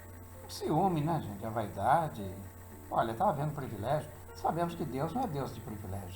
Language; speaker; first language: Portuguese; native; Portuguese